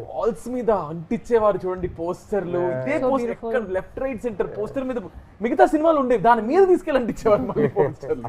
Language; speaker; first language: Telugu; native; Telugu